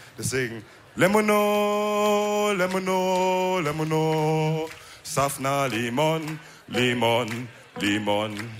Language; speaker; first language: German; early bilingual, other home language; Wolof